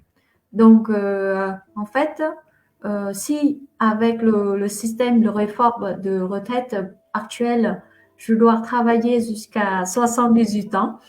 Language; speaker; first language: French; non-native, fluent; Vietnamese